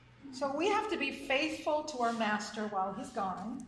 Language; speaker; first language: English; native; English